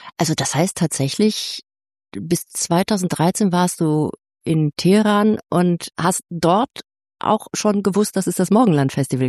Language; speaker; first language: German; native; German